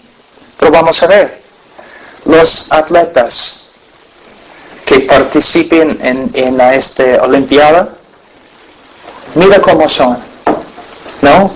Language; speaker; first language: Spanish; non-native, fluent; English